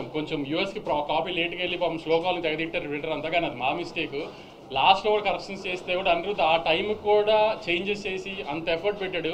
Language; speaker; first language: Telugu; native; Telugu